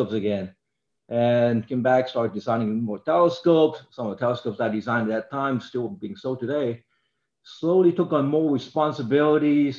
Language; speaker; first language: English; non-native, local second language; Cantonese